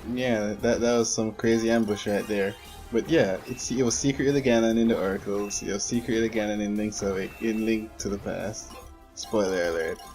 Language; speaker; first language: English; native; English